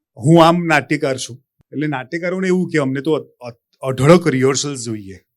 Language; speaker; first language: Gujarati; native; Gujarati